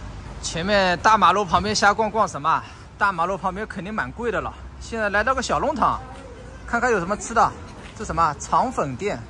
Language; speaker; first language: Chinese; non-native, local second language; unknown